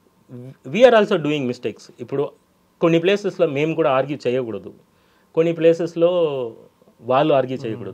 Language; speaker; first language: Telugu; non-native, local second language; Tamil